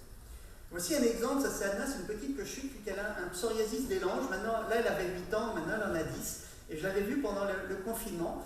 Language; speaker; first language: French; native; French